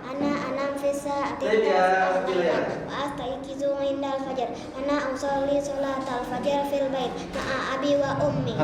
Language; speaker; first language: Arabic; non-native, learner; Indonesian